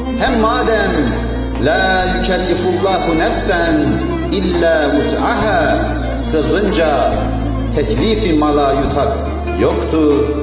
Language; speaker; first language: Turkish; native; Turkish